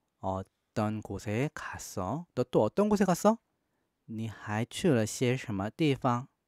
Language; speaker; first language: Chinese; non-native, fluent; Korean